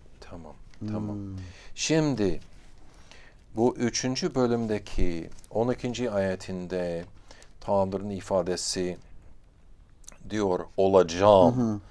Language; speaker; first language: Turkish; non-native, fluent; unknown